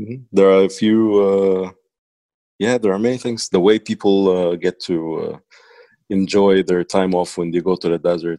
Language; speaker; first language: English; non-native, fluent; Arabic